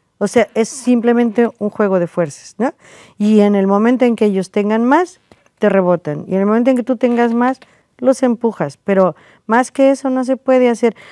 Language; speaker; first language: Spanish; native; Spanish